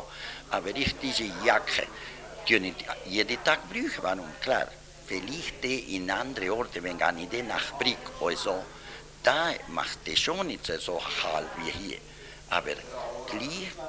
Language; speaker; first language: German; early bilingual, heritage; German